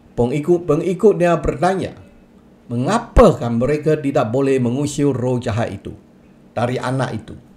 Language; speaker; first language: Malay; non-native, local second language; Chinese